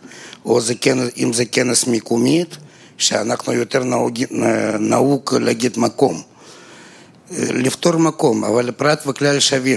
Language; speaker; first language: Hebrew; non-native, fluent; Russian